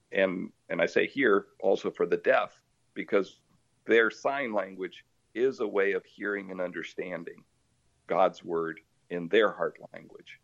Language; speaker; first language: English; early bilingual, other home language; Portuguese